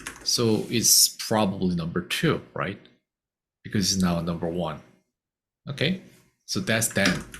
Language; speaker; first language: English; non-native, fluent; Korean